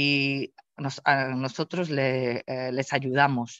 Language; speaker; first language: Spanish; non-native, fluent; Dutch